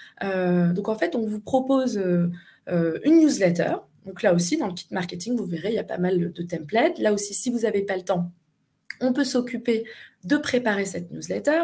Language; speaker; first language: French; native; French